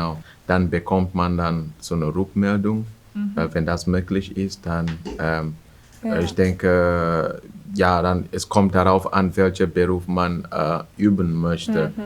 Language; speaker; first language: German; non-native, fluent; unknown